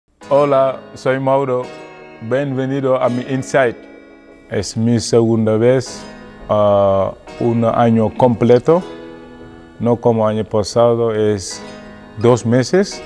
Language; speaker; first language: Spanish; non-native, fluent; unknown